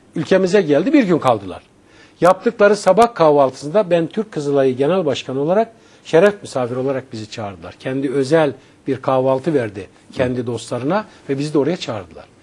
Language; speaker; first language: Turkish; native; Turkish